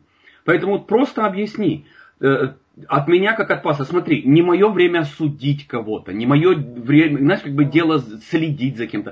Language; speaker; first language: Russian; native; Russian